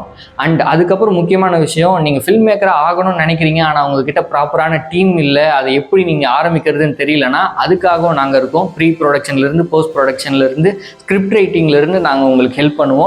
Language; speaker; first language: Tamil; native; Tamil